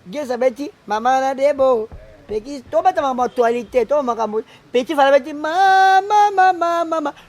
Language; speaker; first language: Lingala; native; Lingala